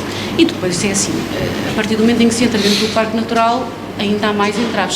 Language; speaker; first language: Portuguese; native; Portuguese